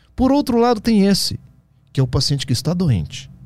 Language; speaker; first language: Portuguese; native; Portuguese